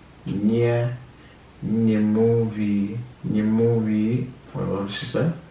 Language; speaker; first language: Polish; non-native, learner; English